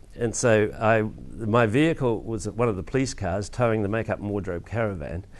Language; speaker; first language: English; native; English